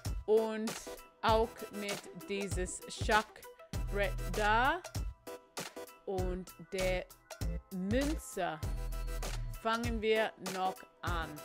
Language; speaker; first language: German; non-native, learner; English